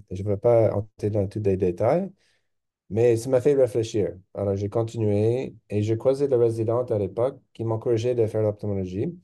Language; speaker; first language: French; non-native, local second language; English